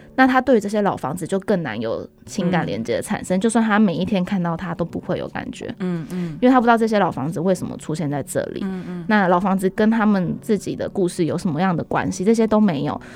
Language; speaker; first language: Chinese; native; Chinese